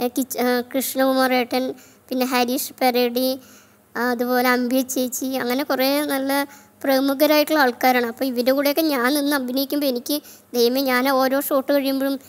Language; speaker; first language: Malayalam; native; Malayalam